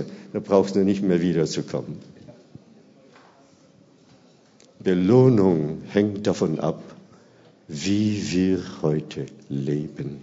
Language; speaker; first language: German; non-native, fluent; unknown